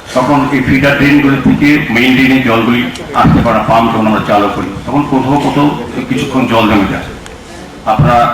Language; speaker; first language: Bangla; native; Bangla